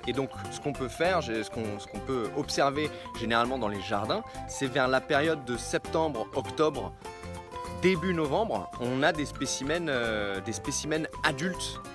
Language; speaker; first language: French; native; French